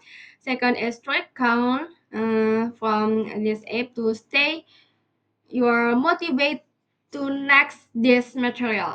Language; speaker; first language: English; non-native, learner; Indonesian